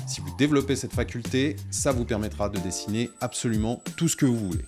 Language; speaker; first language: French; native; French